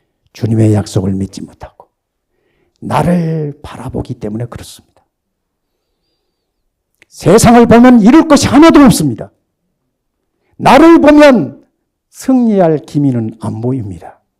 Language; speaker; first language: Korean; native; Korean